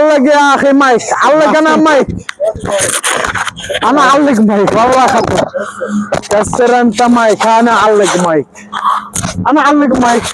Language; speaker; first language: Arabic; non-native, learner; Bangla